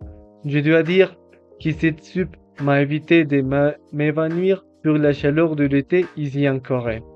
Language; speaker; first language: French; non-native, learner; Spanish